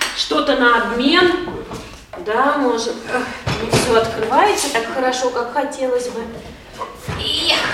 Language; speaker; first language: Russian; native; Russian